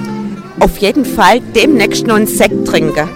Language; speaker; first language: German; native; German